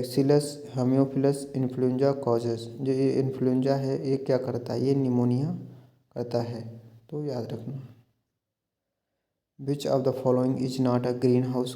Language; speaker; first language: Hindi; native; Hindi